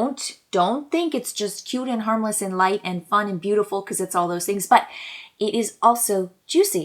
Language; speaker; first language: English; native; English